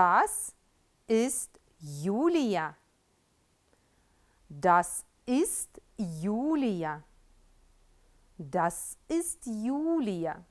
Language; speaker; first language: German; non-native, fluent; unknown